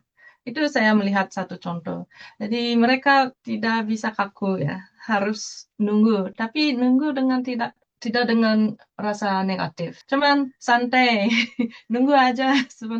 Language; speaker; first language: Indonesian; non-native, fluent; Japanese